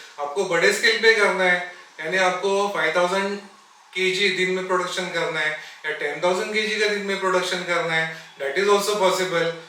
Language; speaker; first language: Hindi; non-native, local second language; Marathi